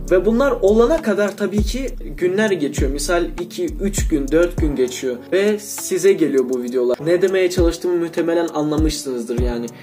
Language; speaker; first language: Turkish; non-native, fluent; Russian